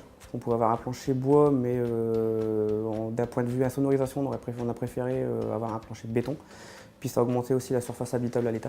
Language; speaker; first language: French; native; French